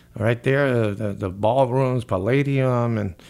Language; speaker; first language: English; early bilingual, other home language; Spanish